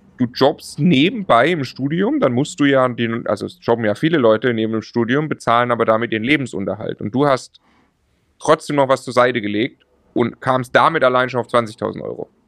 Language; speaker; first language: German; native; German